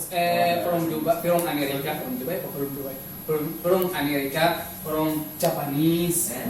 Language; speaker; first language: English; non-native, learner; Indonesian